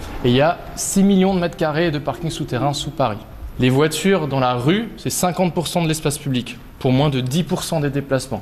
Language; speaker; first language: French; native; French